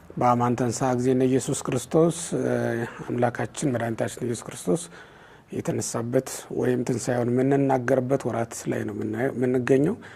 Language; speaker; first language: Amharic; native; Amharic